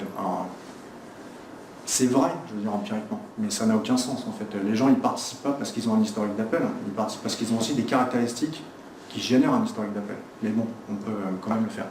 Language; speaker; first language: French; native; French